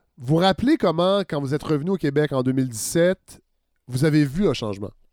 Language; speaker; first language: French; native; French